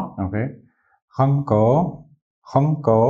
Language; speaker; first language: Vietnamese; non-native, learner; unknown